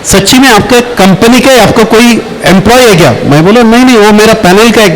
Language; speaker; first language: Hindi; non-native, local second language; Marathi